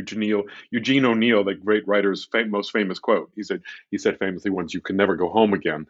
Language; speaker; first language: English; native; English